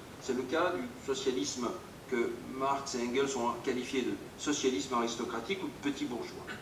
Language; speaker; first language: French; native; French